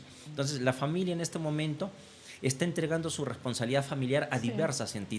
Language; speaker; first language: Spanish; native; Spanish